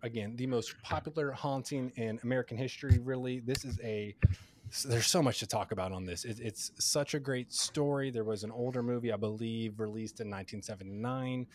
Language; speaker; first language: English; native; English